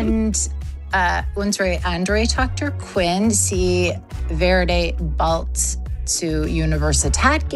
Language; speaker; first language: German; non-native, learner; English